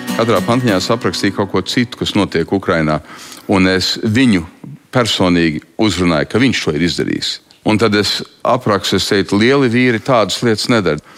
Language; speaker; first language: Latvian; early bilingual, heritage; Latvian